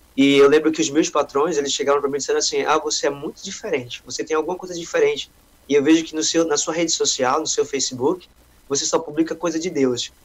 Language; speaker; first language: Portuguese; native; Portuguese